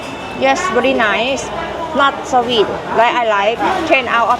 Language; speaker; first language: English; non-native, learner; Thai